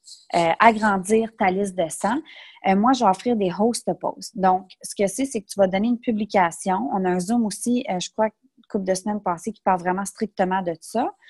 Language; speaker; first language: French; native; French